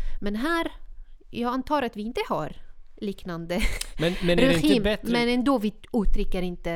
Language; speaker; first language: Swedish; non-native, fluent; Arabic